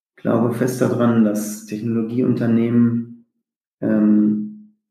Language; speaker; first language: German; native; German